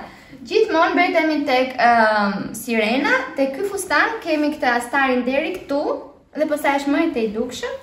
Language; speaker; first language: Albanian; early bilingual, heritage; Albanian